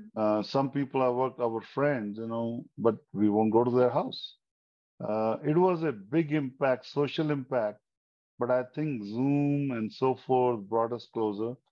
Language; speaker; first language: English; non-native, local second language; Hindi